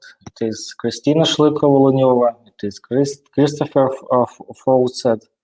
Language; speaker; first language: English; non-native, learner; Russian